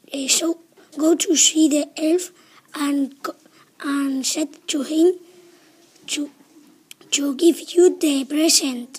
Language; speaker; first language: English; non-native, learner; Spanish